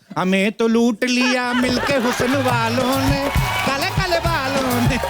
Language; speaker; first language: Hindi; non-native, local second language; Punjabi